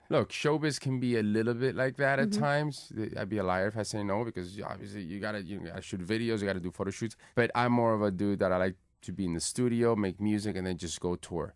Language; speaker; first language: English; early bilingual, other home language; Spanish